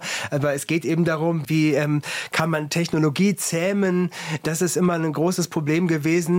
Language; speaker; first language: German; native; German